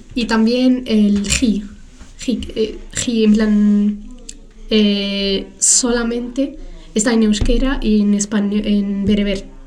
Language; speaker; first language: Spanish; early bilingual, other home language; Tachelhit